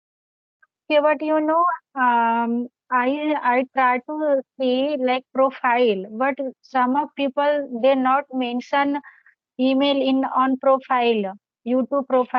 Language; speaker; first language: English; non-native, learner; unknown